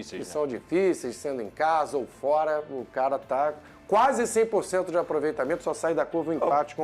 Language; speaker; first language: Portuguese; native; Portuguese